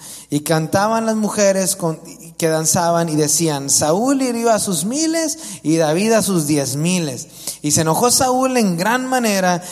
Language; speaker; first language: Spanish; native; Spanish